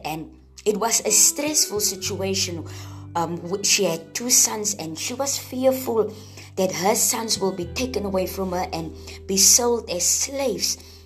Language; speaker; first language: English; non-native, local second language; Afrikaans